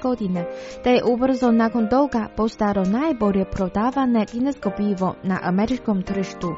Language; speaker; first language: Croatian; non-native, fluent; Chinese